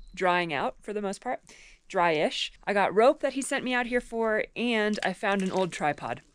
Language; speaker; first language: English; native; English